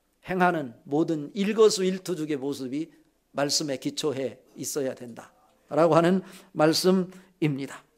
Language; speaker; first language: Korean; native; Korean